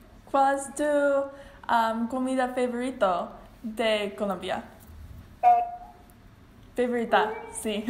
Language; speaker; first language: Spanish; non-native, learner; English